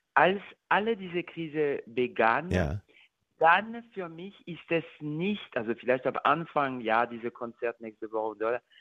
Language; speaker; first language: German; non-native, learner; French